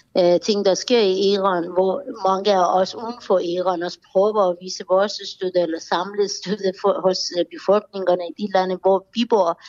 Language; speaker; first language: Danish; non-native, fluent; Persian